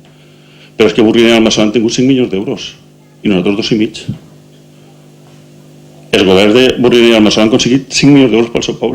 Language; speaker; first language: Catalan; native; Catalan